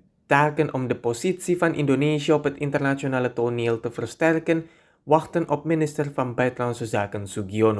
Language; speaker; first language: Dutch; non-native, fluent; Indonesian